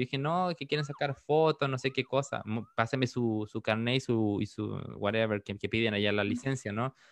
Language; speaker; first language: Spanish; native; Spanish